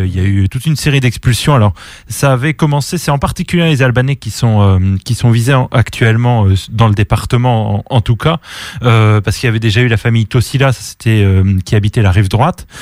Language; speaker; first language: French; native; French